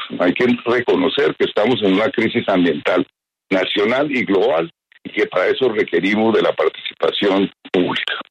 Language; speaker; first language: Spanish; native; Spanish